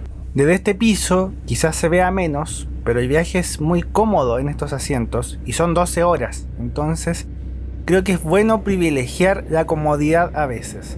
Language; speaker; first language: Spanish; native; Spanish